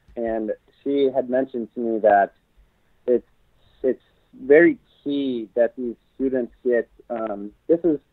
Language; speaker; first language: English; native; English